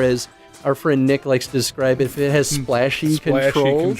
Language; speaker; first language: English; native; English